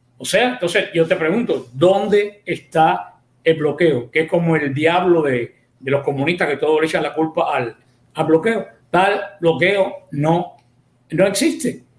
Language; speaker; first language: Spanish; native; Spanish